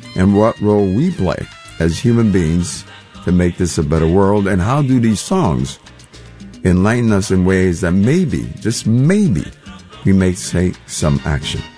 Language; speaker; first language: English; non-native, local second language; Spanish